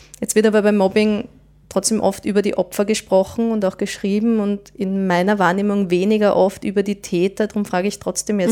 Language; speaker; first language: German; native; German